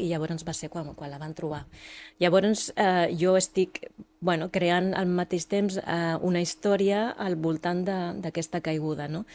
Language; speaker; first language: Catalan; non-native, local second language; Spanish